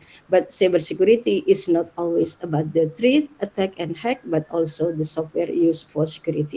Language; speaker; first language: English; non-native, learner; Indonesian